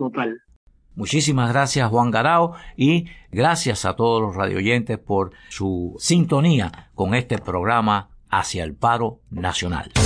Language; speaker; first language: Spanish; native; Spanish